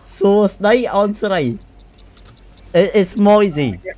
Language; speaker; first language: English; non-native, learner; Khmer